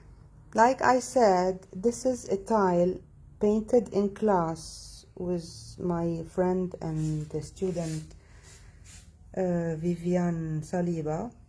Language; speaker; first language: English; non-native, fluent; Arabic